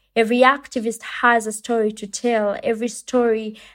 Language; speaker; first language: English; non-native, local second language; Ganda